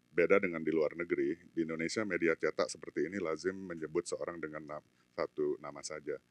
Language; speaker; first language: Indonesian; native; Indonesian